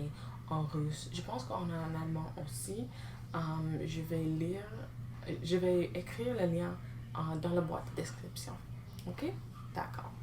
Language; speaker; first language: French; non-native, learner; English